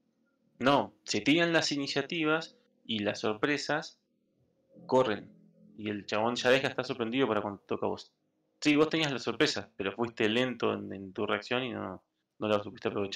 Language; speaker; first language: Spanish; native; Spanish